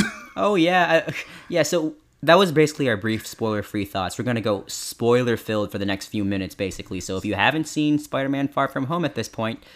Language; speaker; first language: English; early bilingual, other home language; Filipino